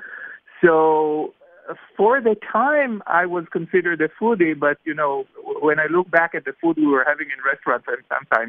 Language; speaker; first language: English; non-native, fluent; Hebrew